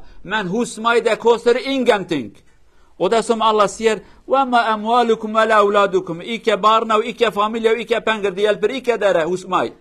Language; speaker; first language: Swedish; non-native, learner; Kurdish